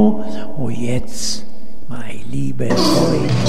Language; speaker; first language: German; non-native, learner; Italian